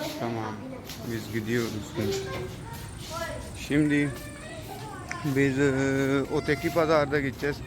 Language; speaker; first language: Turkish; non-native, learner; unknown